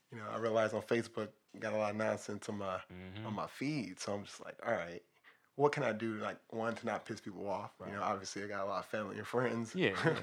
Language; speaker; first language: English; native; English